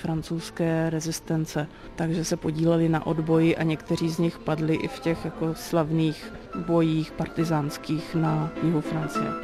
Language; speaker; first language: Czech; native; Czech